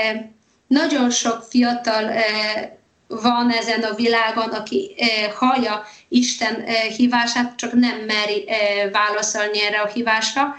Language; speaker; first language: Hungarian; non-native, fluent; Polish